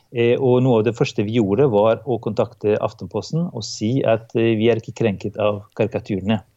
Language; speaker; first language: Norwegian; non-native, fluent; Albanian